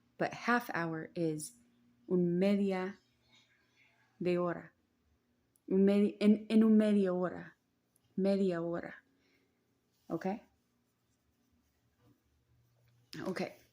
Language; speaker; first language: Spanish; non-native, learner; English